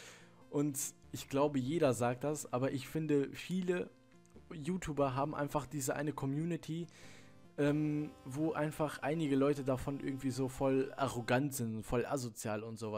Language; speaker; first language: German; native; German